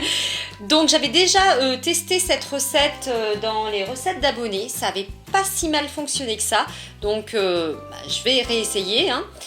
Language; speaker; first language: French; native; French